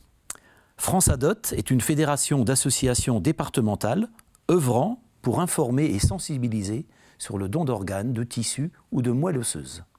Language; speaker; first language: French; native; French